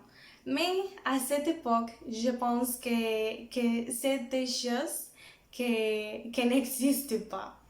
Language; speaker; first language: French; non-native, learner; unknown